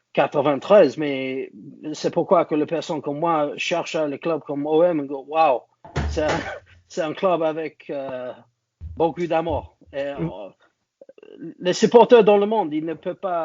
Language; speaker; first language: French; non-native, learner; English